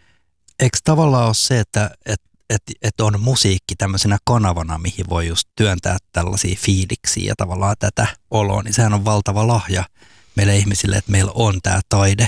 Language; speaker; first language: Finnish; native; Finnish